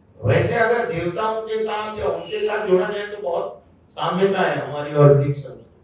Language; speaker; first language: Hindi; non-native, local second language; Gujarati